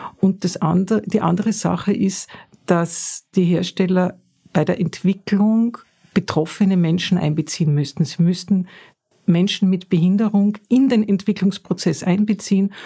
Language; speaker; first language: German; native; German